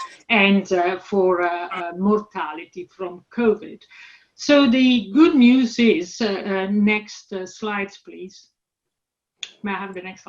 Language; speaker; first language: English; non-native, fluent; Italian